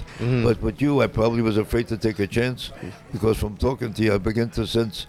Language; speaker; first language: English; native; English